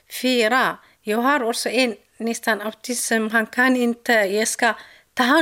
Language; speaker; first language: Swedish; non-native, learner; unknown